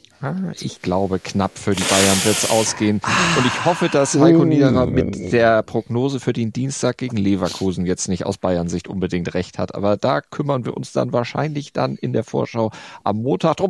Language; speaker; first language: German; native; German